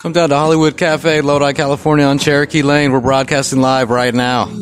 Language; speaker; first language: English; native; English